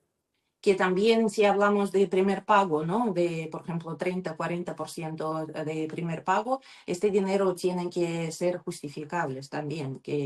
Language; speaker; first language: Spanish; non-native, learner; Russian